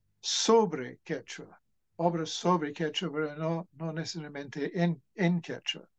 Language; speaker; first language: Spanish; non-native, fluent; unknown